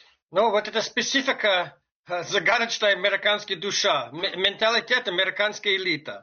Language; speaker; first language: Russian; non-native, fluent; English